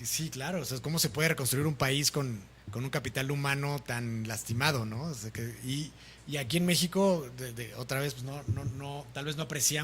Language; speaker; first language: Spanish; native; Spanish